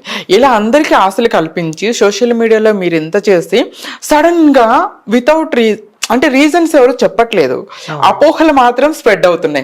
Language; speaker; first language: Telugu; native; Telugu